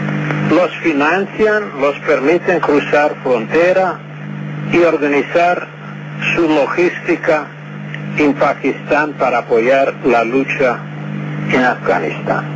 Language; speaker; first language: Spanish; non-native, fluent; English